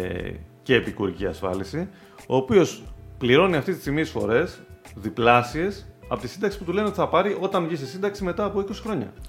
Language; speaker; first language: Greek; native; Greek